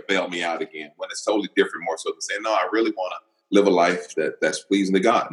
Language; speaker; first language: English; native; English